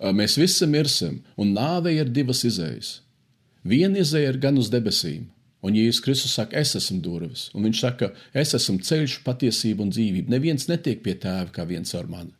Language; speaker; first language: Latvian; early bilingual, heritage; Latvian